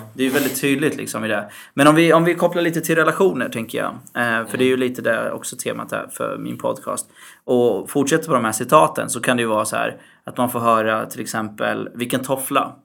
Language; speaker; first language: Swedish; early bilingual, other home language; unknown